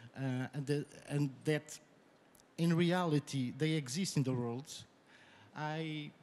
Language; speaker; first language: English; non-native, fluent; Portuguese